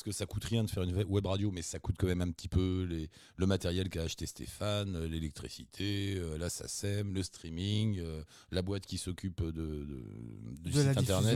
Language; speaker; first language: French; native; French